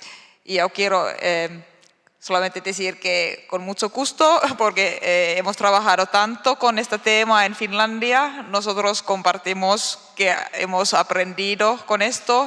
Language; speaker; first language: Spanish; non-native, learner; Finnish